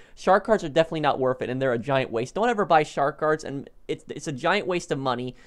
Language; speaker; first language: English; native; English